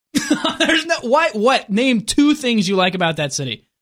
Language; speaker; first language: English; native; English